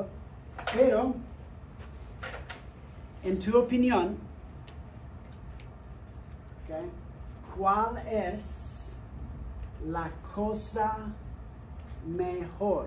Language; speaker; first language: Spanish; non-native, fluent; English